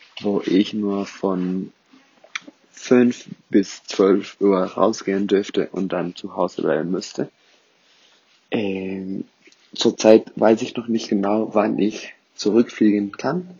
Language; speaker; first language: German; non-native, fluent; Spanish